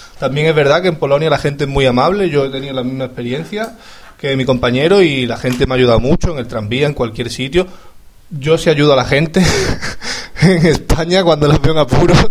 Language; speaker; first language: Spanish; native; Spanish